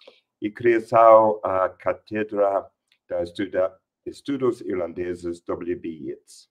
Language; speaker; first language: Portuguese; non-native, fluent; English